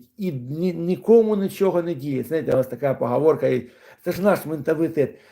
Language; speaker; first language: Ukrainian; non-native, local second language; Russian